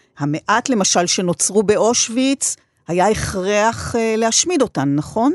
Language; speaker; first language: Hebrew; native; Hebrew